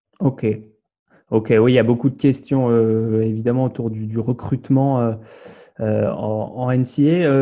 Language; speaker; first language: French; native; French